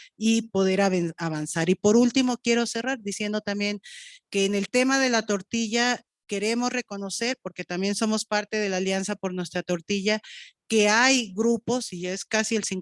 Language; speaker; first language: Spanish; native; Spanish